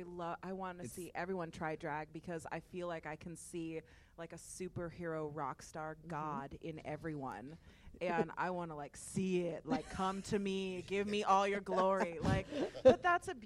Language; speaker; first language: English; native; English